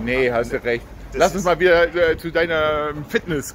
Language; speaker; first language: German; native; German